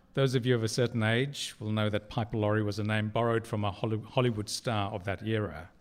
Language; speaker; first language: English; native; English